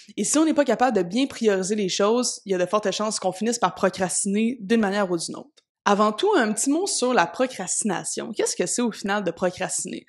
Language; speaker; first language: French; native; French